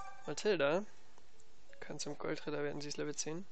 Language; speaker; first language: German; native; German